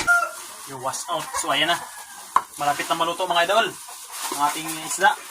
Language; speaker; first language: Filipino; non-native, local second language; Cebuano